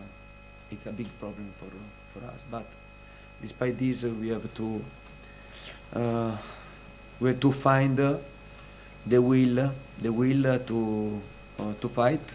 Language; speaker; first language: English; non-native, fluent; Italian